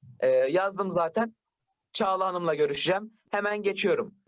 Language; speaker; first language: Turkish; native; Turkish